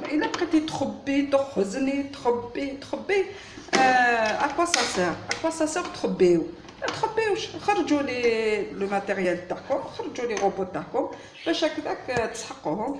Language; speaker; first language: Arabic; native; Arabic